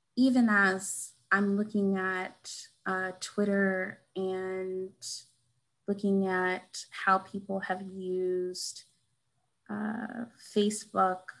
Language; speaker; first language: English; native; English